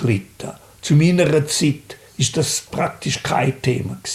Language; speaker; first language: German; native; German